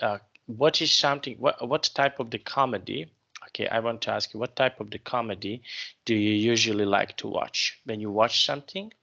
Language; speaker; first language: English; non-native, fluent; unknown